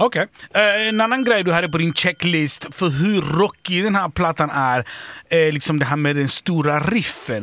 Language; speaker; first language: Swedish; native; Swedish